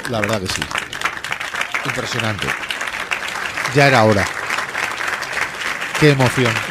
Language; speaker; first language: Spanish; native; Spanish